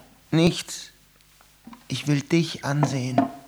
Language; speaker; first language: German; native; German